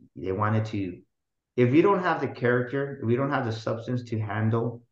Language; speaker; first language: English; native; English